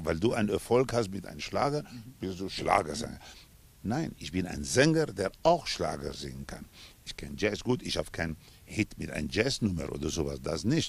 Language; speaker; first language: German; non-native, fluent; Spanish